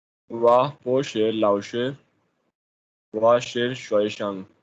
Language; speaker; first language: Chinese; non-native, learner; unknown